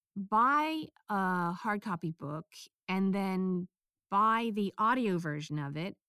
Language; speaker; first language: English; native; English